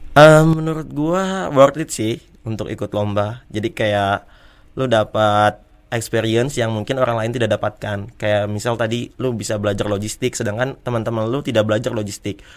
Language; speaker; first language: Indonesian; native; Indonesian